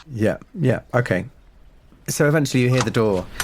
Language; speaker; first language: English; native; English